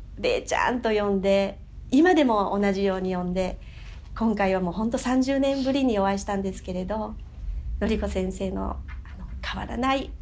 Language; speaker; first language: Japanese; native; Japanese